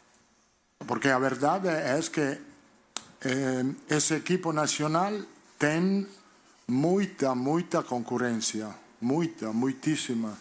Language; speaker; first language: Portuguese; non-native, fluent; Italian